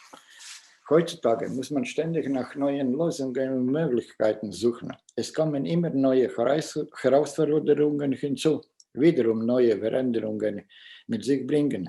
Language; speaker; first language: German; non-native, fluent; Latvian